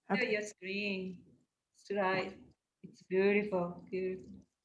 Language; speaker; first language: English; non-native, learner; Japanese